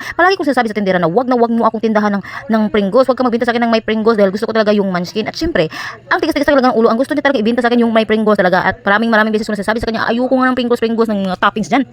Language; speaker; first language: Filipino; non-native, local second language; Cebuano